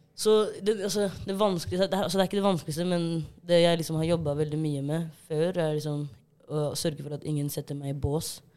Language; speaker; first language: Norwegian; early bilingual, other home language; Somali